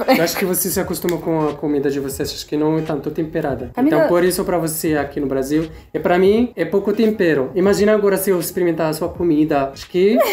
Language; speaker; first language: Portuguese; non-native, fluent; Arabic